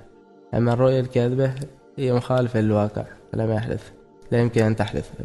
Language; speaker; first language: Arabic; native; Arabic